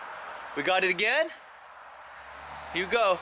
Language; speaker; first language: English; native; English